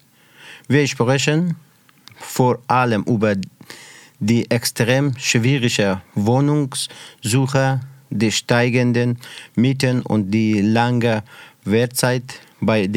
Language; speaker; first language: German; non-native, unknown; Persian